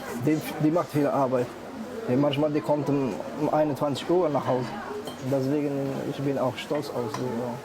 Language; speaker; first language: German; non-native, learner; Arabic